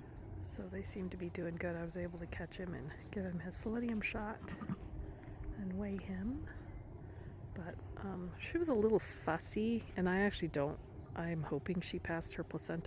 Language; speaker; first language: English; native; English